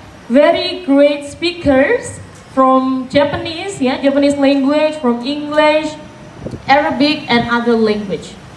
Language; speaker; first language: English; non-native, fluent; Indonesian